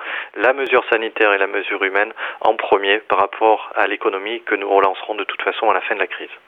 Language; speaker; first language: French; native; French